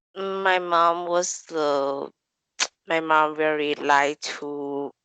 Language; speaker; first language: English; non-native, learner; Vietnamese